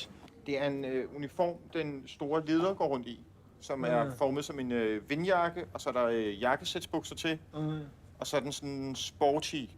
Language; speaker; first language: Danish; native; Danish